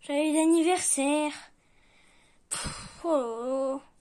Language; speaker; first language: French; native; French